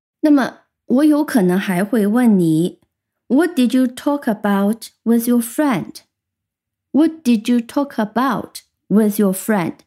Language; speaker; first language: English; non-native, fluent; Chinese